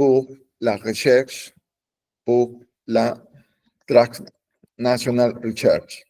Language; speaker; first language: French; non-native, learner; Spanish